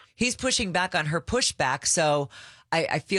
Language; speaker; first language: English; native; English